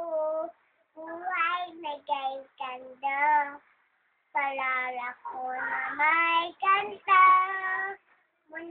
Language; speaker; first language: Filipino; native; Filipino